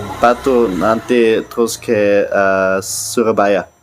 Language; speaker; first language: Indonesian; non-native, learner; German